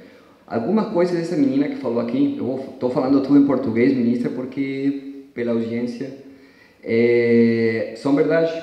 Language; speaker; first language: Portuguese; non-native, fluent; Spanish